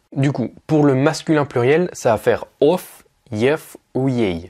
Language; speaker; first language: French; native; French